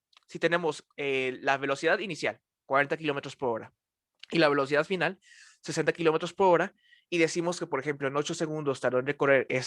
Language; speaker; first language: Spanish; native; Spanish